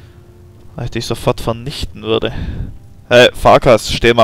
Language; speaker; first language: German; native; German